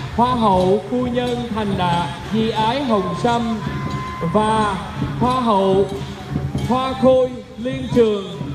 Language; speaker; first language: Vietnamese; native; Vietnamese